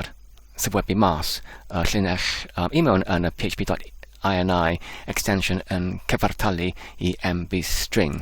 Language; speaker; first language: Welsh; non-native, fluent; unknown